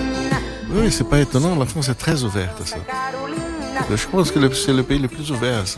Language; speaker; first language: French; non-native, fluent; Portuguese